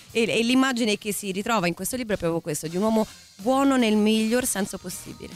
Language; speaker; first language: Italian; native; Italian